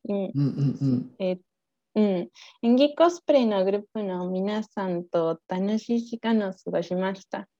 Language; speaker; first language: Japanese; non-native, learner; Spanish